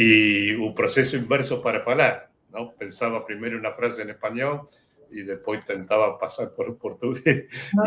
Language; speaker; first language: Portuguese; non-native, fluent; Spanish